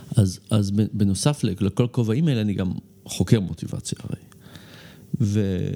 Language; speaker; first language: Hebrew; native; Hebrew